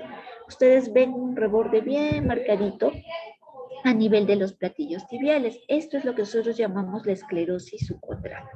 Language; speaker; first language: Spanish; native; Spanish